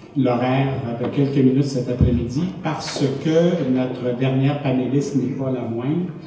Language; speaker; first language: French; native; French